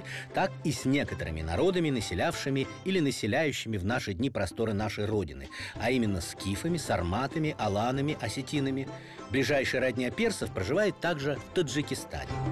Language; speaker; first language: Russian; native; Russian